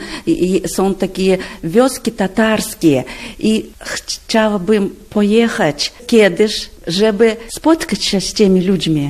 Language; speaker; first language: Polish; non-native, learner; Russian